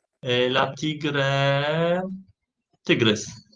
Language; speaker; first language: Italian; non-native, learner; Polish